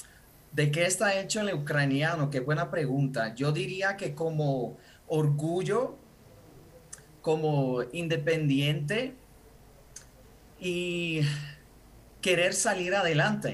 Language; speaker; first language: Spanish; non-native, fluent; Ukrainian